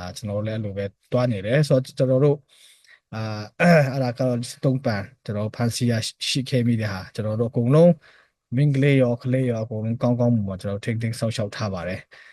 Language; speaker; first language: Burmese; non-native, local second language; Hakha Chin